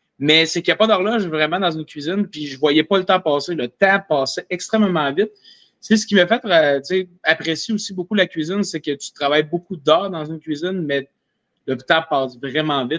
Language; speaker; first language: French; native; French